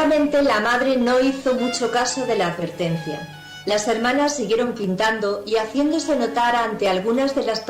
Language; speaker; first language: Spanish; native; Spanish